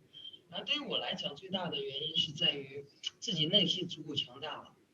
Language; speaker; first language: Chinese; native; Chinese